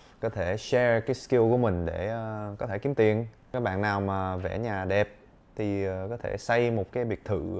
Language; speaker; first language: Vietnamese; early bilingual, heritage; Vietnamese